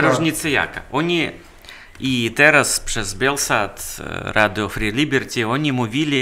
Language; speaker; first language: Polish; non-native, fluent; Russian